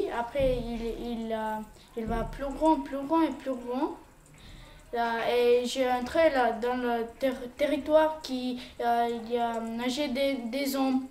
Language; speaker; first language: French; non-native, learner; Bulgarian